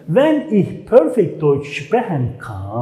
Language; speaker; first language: German; non-native, fluent; Turkish